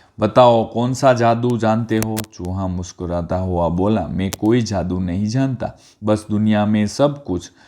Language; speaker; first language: Hindi; non-native, local second language; Gujarati